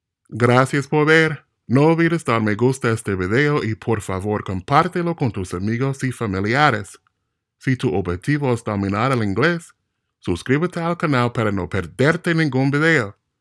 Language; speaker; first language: Spanish; non-native, fluent; English